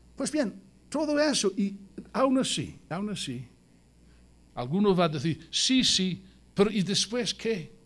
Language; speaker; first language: Spanish; non-native, fluent; English